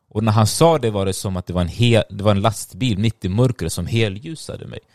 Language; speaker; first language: Swedish; early bilingual, other home language; Tigrinya